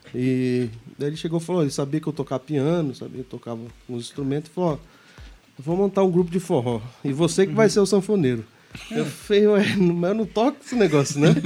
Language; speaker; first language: Portuguese; native; Portuguese